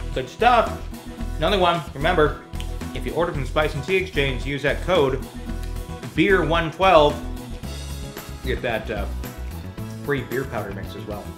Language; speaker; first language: English; native; English